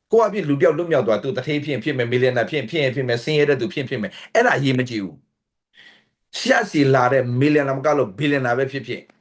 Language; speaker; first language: Burmese; non-native, local second language; Tedim Chin